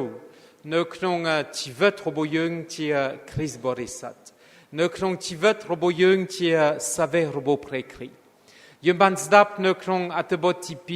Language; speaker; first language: Khmer; non-native, fluent; French